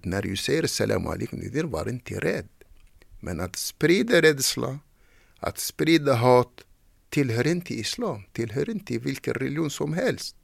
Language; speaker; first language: Swedish; non-native, fluent; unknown